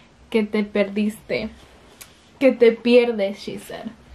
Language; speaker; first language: Spanish; early bilingual, heritage; Spanish